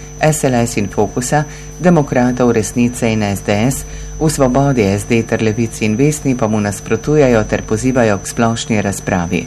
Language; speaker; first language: Slovenian; native; Slovenian